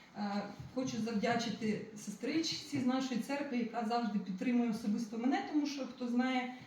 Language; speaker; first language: Ukrainian; non-native, local second language; Russian